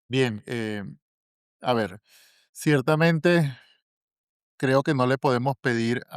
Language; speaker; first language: Spanish; native; Spanish